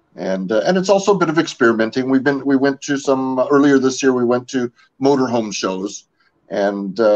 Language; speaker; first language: English; native; English